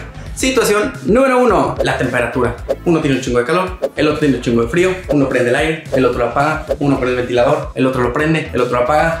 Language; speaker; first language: Spanish; native; Spanish